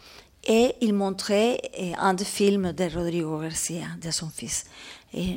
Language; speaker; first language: French; non-native, learner; Spanish